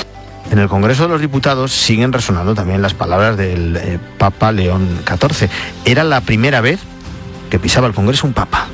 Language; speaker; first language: Spanish; native; Spanish